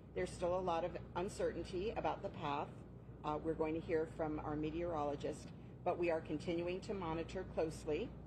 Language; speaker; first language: English; native; English